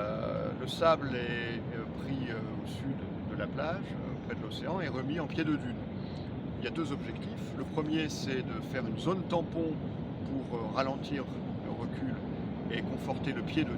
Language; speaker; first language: French; native; French